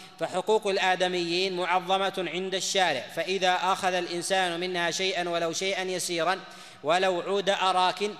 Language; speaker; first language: Arabic; native; Arabic